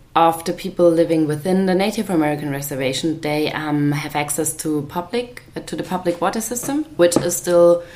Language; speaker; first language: English; non-native, fluent; German